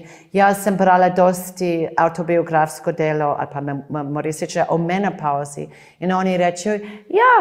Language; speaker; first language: Slovenian; non-native, fluent; English